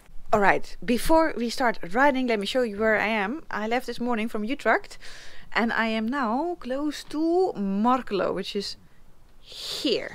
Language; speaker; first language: English; non-native, fluent; Dutch